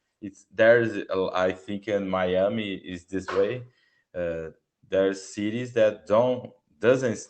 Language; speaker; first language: English; non-native, learner; Portuguese